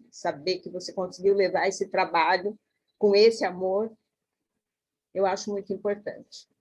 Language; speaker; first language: Portuguese; native; Portuguese